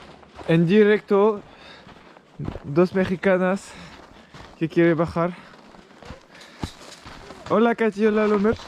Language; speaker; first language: Spanish; non-native, learner; French